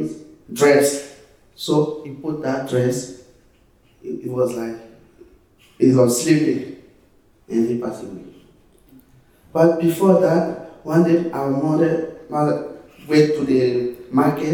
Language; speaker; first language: English; non-native, learner; French